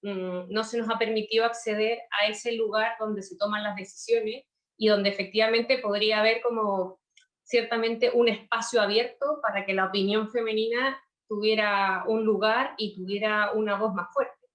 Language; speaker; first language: Spanish; native; Spanish